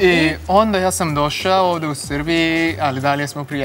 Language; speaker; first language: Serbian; non-native, learner; Turkish